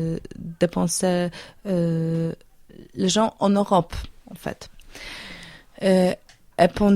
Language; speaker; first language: French; non-native, learner; Polish